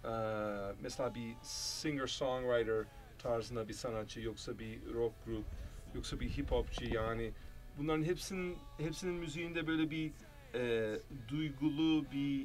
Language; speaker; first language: Turkish; early bilingual, heritage; Turkish